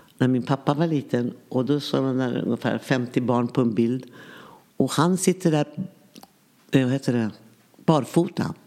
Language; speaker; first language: Swedish; early bilingual, other home language; Yiddish